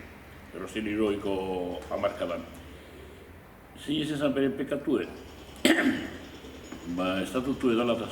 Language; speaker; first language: Basque; native; Basque